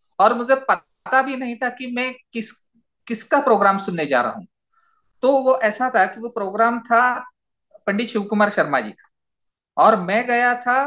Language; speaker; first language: Hindi; non-native, local second language; Marathi